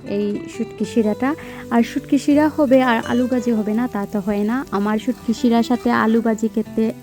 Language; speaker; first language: Bangla; non-native, local second language; Sylheti